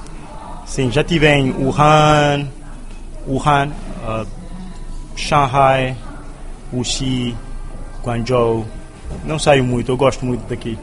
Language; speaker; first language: Portuguese; non-native, local second language; Kabuverdianu